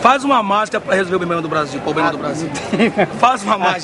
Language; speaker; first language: Portuguese; native; Portuguese